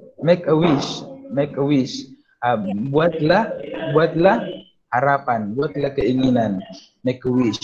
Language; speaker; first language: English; non-native, fluent; Indonesian